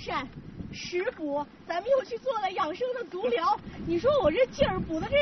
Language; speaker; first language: Chinese; native; Chinese